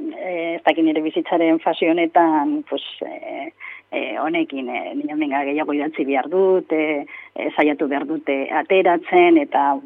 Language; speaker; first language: Basque; non-native, local second language; Spanish